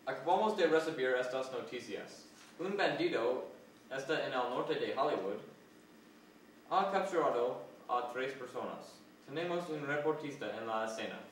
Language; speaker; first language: Spanish; non-native, learner; English